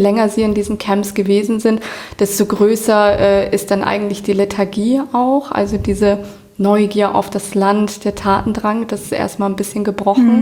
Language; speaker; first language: German; native; German